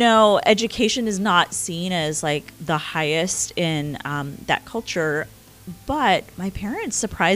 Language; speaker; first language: English; early bilingual, other home language; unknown